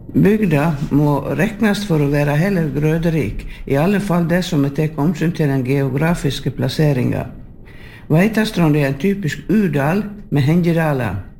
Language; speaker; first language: Norwegian; native; Norwegian